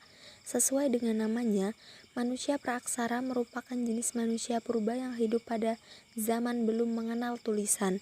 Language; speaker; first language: Indonesian; native; Indonesian